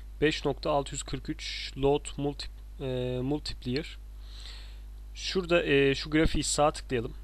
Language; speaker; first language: Turkish; native; Turkish